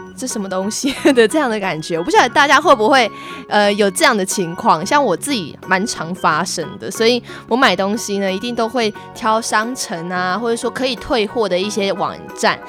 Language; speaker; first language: Chinese; non-native, local second language; Hakka Chinese